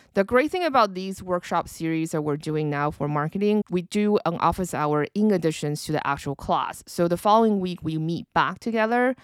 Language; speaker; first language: English; early bilingual, other home language; Chinese